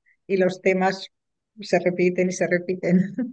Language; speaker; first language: Spanish; native; Spanish